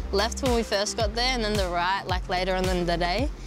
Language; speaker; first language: English; native; English